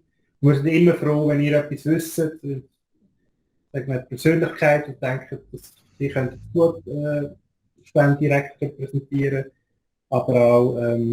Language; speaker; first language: German; native; German